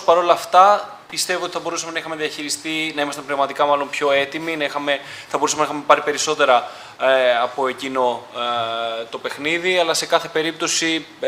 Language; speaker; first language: Greek; native; Greek